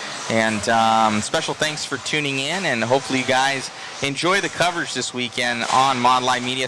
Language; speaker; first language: English; native; English